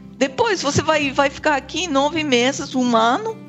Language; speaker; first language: Portuguese; non-native, fluent; English